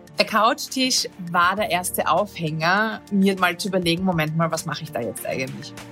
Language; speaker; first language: German; native; German